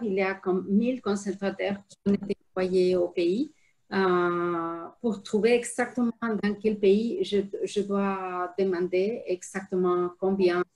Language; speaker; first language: French; non-native, fluent; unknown